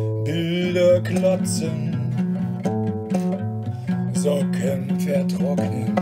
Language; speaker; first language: German; native; German